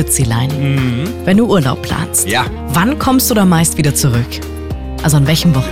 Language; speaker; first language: German; native; German